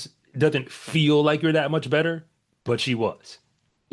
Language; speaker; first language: English; native; English